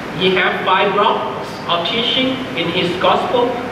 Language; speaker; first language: English; non-native, fluent; Thai